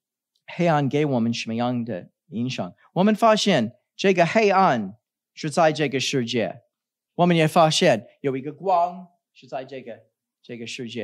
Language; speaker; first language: Chinese; non-native, fluent; English